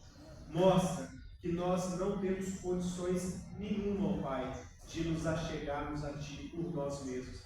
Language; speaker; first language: Portuguese; native; Portuguese